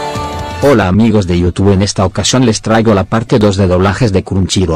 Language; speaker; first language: Spanish; native; Spanish